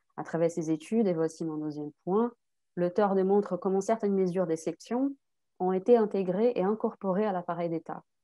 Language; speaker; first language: French; native; French